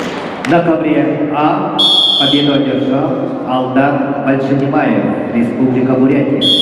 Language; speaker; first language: Russian; native; Russian